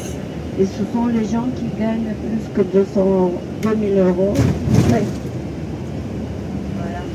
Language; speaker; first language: French; non-native, fluent; Bulgarian